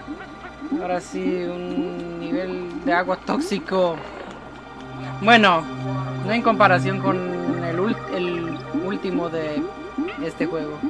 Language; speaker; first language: Spanish; non-native, fluent; English